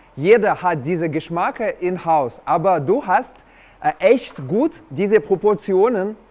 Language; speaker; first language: German; non-native, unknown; Russian